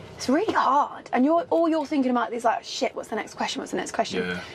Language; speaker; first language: English; native; English